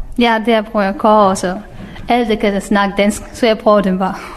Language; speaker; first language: Danish; non-native, fluent; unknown